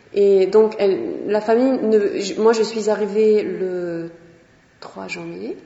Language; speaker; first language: French; non-native, fluent; Swedish